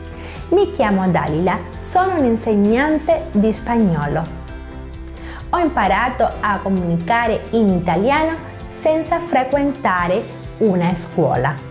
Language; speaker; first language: Italian; non-native, fluent; Spanish